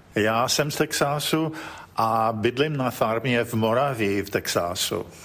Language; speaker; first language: Czech; early bilingual, heritage; English